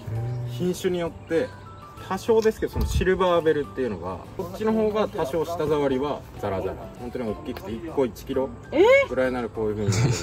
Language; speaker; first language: Japanese; native; Japanese